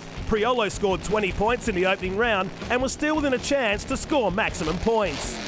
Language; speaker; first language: English; native; English